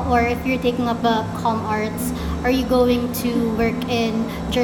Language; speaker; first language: English; non-native, local second language; Filipino